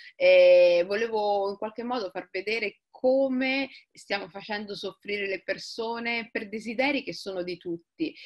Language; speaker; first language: Italian; early bilingual, other home language; Somali